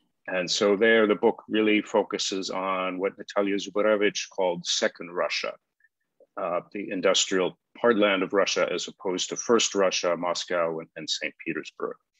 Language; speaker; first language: English; native; English